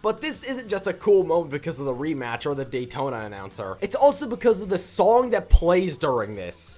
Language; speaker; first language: English; native; English